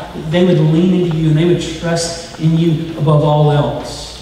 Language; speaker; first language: English; native; English